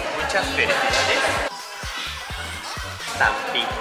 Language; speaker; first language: Spanish; non-native, learner; Japanese